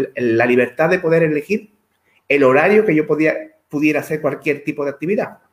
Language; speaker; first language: Spanish; native; Spanish